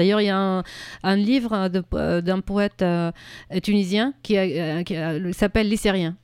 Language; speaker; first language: French; non-native, fluent; Arabic